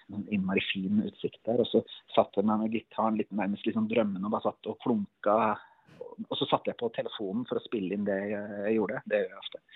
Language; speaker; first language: Norwegian; native; Norwegian